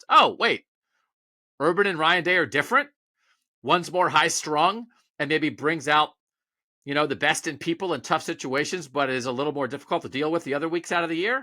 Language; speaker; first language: English; native; English